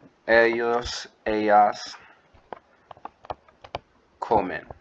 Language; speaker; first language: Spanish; non-native, learner; English